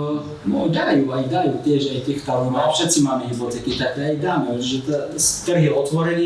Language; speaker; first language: Slovak; non-native, fluent; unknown